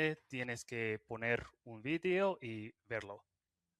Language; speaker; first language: Spanish; non-native, fluent; English